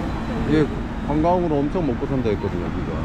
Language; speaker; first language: Korean; native; Korean